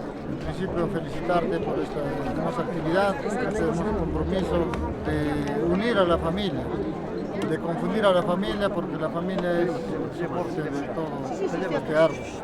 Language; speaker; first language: Spanish; native; Spanish